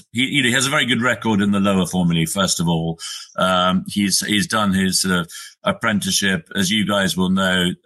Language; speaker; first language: English; native; English